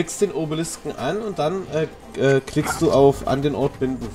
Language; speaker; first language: German; native; German